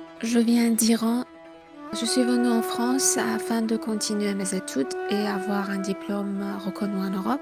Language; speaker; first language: French; non-native, fluent; Persian